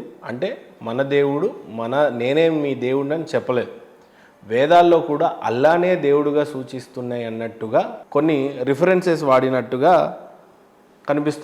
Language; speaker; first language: Telugu; native; Telugu